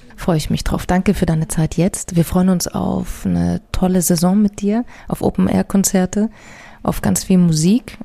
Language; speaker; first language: German; native; German